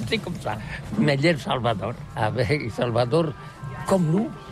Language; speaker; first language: French; non-native, learner; Catalan